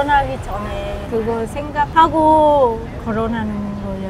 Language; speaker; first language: Korean; non-native, fluent; Vietnamese